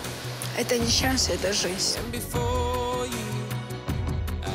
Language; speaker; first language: Russian; non-native, fluent; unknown